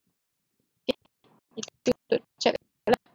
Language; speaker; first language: Malay; native; Malay